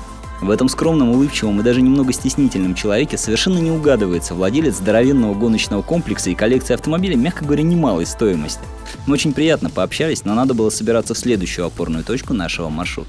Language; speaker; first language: Russian; native; Russian